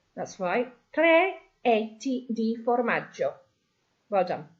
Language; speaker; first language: Italian; non-native, fluent; English